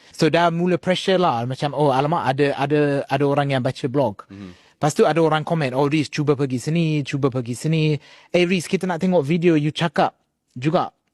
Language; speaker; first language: Malay; non-native, fluent; English